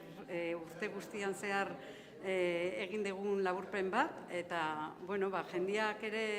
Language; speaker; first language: Basque; native; Basque